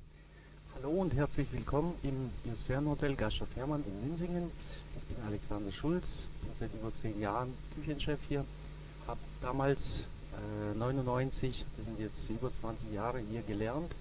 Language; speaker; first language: German; native; German